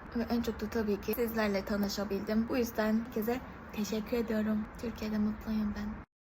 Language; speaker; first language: Turkish; early bilingual, other home language; Korean